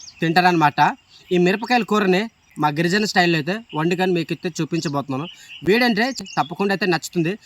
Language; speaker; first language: Telugu; non-native, local second language; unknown